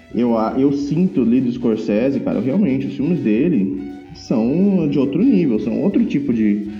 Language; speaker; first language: Portuguese; native; Portuguese